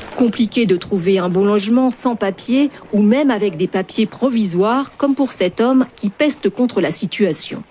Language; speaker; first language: French; native; French